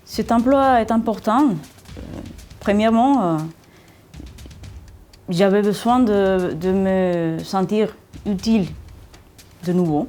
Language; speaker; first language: French; non-native, fluent; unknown